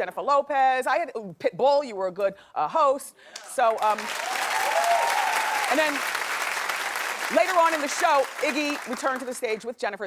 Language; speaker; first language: English; native; English